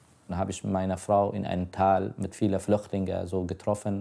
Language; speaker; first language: German; non-native, fluent; Kurdish